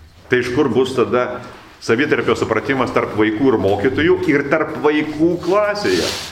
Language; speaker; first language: Lithuanian; native; Lithuanian